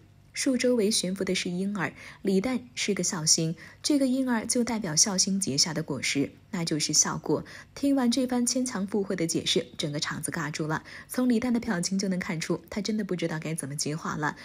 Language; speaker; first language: Chinese; native; Chinese